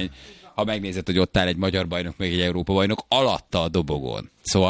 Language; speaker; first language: Hungarian; native; Hungarian